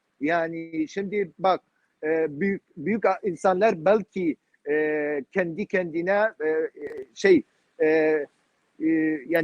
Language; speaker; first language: Turkish; non-native, learner; Kurdish